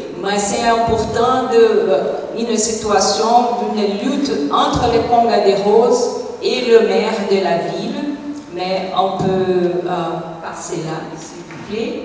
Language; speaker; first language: French; non-native, fluent; Portuguese